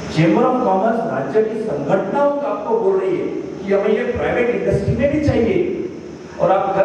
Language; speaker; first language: Hindi; non-native, local second language; Marathi